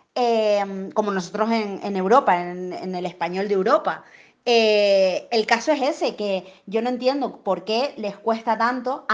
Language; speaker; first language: Spanish; native; Spanish